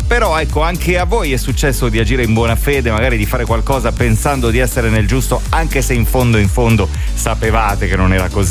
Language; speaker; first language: Italian; native; Italian